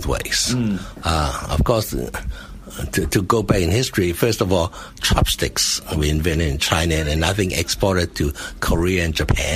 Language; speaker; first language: English; non-native, local second language; Cantonese